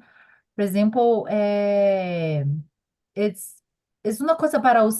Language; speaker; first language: Spanish; non-native, learner; Portuguese